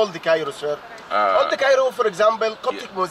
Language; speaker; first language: English; non-native, learner; Arabic